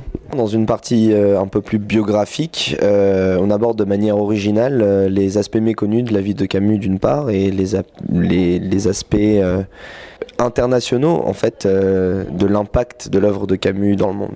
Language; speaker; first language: French; native; French